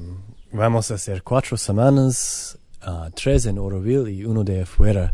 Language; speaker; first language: Spanish; non-native, learner; English